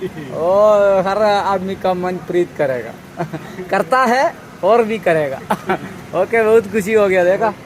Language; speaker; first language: Hindi; non-native, local second language; Malayalam